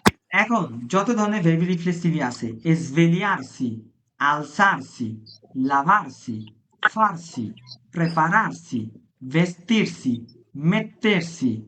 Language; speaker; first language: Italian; non-native, fluent; Bangla